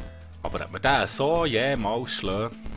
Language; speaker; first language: German; native; German